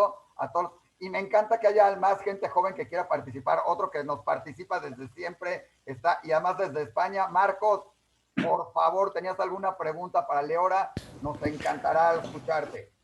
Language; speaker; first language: Spanish; native; Spanish